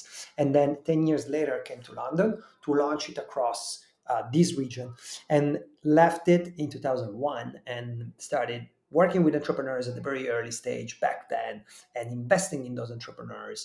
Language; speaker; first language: English; non-native, fluent; Italian